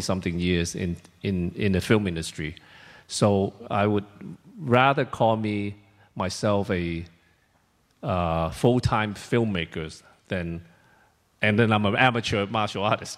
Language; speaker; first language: English; non-native, local second language; Cantonese